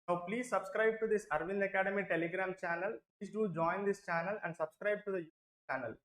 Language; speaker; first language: English; non-native, local second language; Telugu